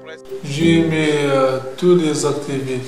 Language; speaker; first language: French; non-native, learner; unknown